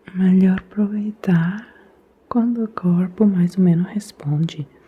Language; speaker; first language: Portuguese; non-native, fluent; Italian